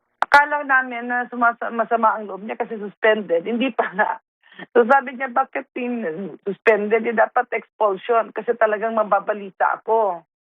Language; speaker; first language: Filipino; non-native, local second language; Waray